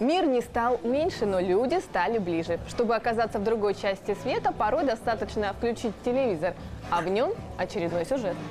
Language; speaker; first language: Russian; native; Russian